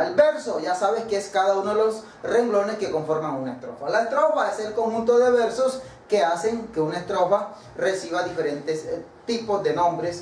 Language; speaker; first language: Spanish; native; Spanish